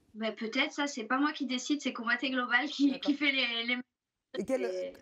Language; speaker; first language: French; native; French